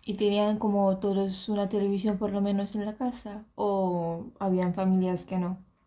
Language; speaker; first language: Spanish; early bilingual, other home language; Romanian